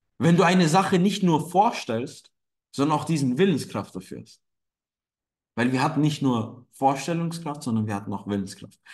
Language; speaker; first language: German; non-native, fluent; Turkish